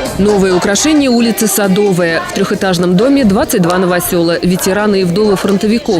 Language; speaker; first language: Russian; native; Russian